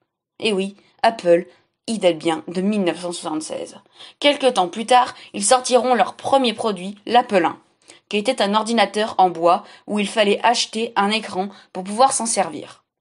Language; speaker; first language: French; native; French